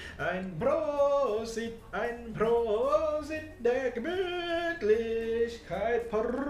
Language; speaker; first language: German; non-native, learner; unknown